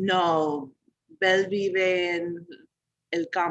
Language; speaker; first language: Spanish; non-native, learner; English